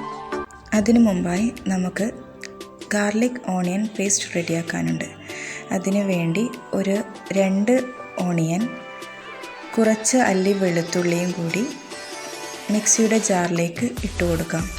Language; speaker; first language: Malayalam; native; Malayalam